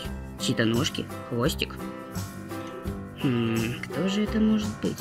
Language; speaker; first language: Russian; native; Russian